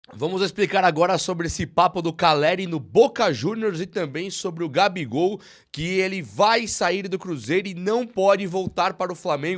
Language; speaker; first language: Portuguese; native; Portuguese